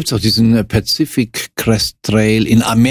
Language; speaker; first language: German; native; German